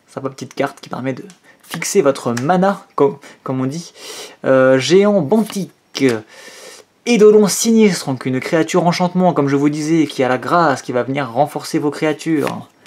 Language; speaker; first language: French; native; French